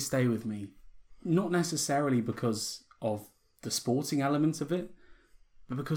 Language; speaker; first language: English; native; English